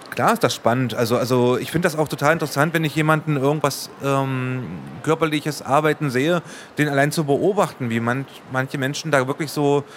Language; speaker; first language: German; native; German